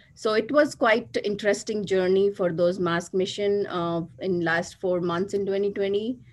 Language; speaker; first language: English; non-native, local second language; Hindi